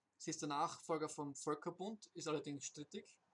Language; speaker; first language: German; native; German